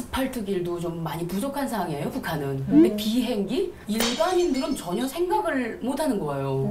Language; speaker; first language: Korean; native; Korean